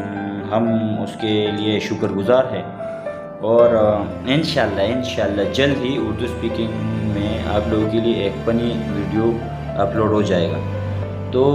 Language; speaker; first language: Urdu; non-native, local second language; Pashto